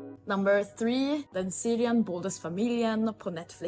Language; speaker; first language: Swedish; non-native, fluent; English